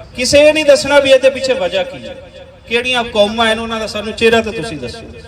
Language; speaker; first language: Punjabi; native; Punjabi